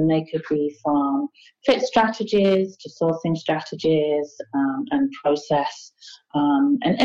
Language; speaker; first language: English; native; English